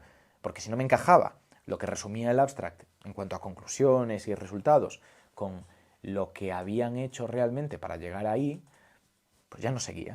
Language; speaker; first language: Spanish; native; Spanish